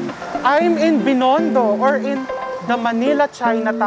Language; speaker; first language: English; non-native, local second language; Filipino